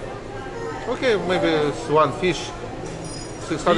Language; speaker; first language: English; non-native, learner; Russian